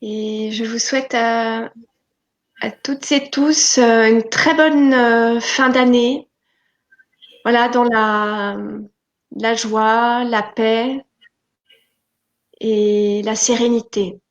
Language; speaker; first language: French; native; French